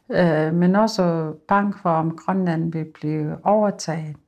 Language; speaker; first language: Danish; non-native, local second language; Kalaallisut